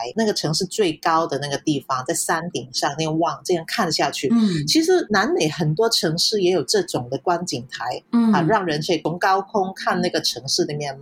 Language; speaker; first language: Chinese; non-native, fluent; Cantonese